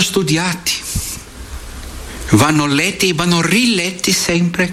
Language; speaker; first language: Italian; non-native, fluent; Portuguese